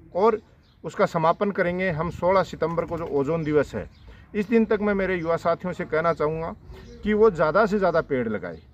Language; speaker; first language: Hindi; native; Hindi